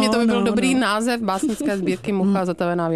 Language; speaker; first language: Czech; native; Czech